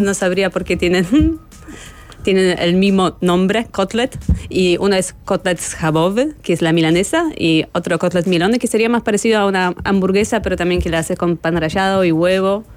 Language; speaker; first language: Spanish; non-native, fluent; Polish